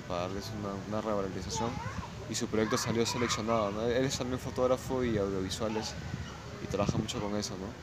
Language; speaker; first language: Spanish; native; Spanish